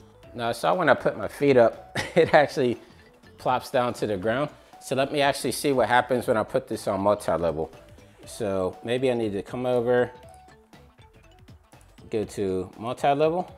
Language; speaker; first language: English; native; English